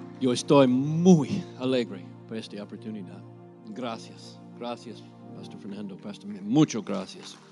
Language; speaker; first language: Spanish; non-native, learner; English